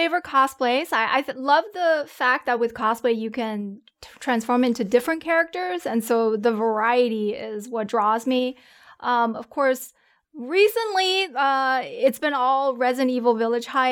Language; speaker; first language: English; non-native, fluent; Chinese